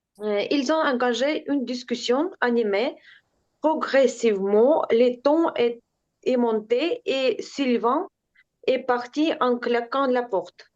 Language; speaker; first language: French; non-native, learner; Ukrainian